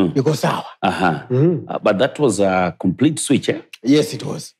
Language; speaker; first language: English; non-native, local second language; Luo (Kenya and Tanzania)